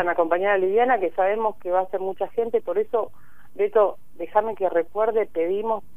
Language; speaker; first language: Spanish; native; Spanish